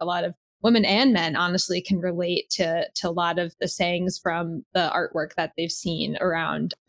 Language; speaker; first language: English; native; English